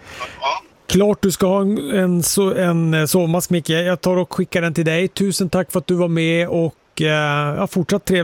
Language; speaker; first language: Swedish; native; Swedish